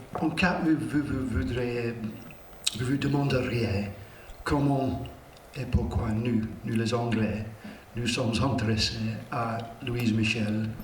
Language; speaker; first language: French; non-native, learner; English